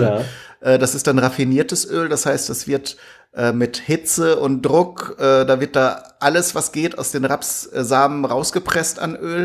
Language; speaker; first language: German; native; German